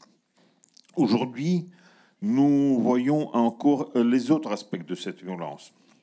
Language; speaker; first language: French; non-native, learner; Russian